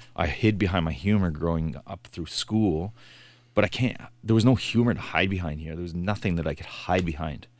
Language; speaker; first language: English; native; English